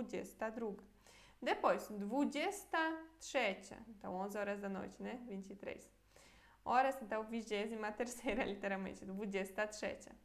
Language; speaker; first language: Portuguese; non-native, fluent; Polish